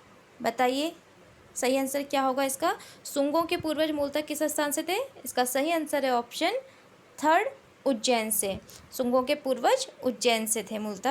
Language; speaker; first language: Hindi; native; Hindi